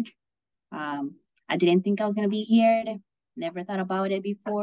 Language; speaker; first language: English; non-native, fluent; Spanish